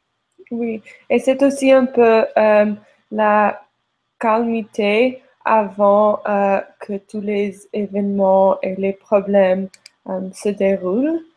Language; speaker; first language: French; non-native, learner; English